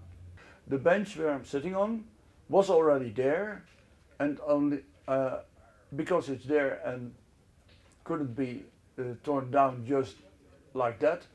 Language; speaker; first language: English; non-native, fluent; Dutch